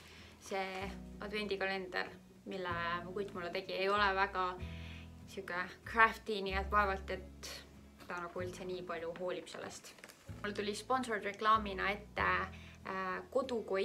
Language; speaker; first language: Estonian; native; Estonian